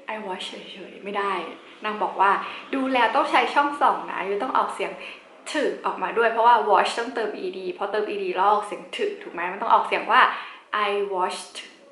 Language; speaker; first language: Thai; native; Thai